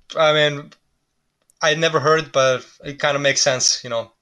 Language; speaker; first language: English; non-native, fluent; Serbian